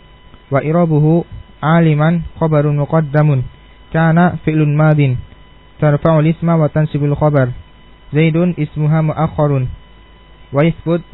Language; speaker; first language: Arabic; non-native, learner; Indonesian